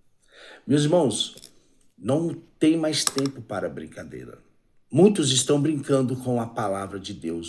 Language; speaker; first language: Portuguese; native; Portuguese